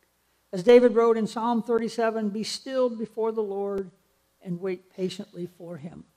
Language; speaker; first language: English; native; English